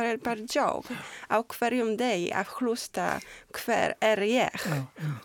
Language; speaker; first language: Icelandic; non-native, learner; Polish